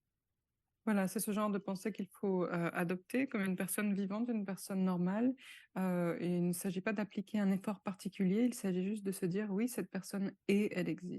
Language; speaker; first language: French; native; French